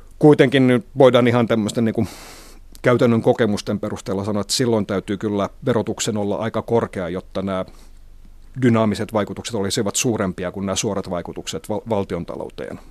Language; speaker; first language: Finnish; non-native, local second language; Swedish